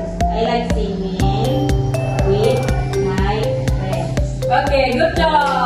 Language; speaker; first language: English; non-native, fluent; Indonesian